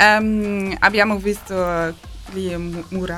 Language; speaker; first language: Italian; non-native, learner; German